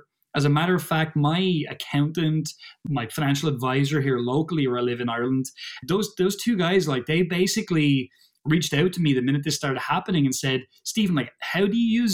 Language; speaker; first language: English; native; English